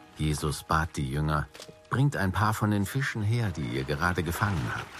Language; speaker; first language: German; native; German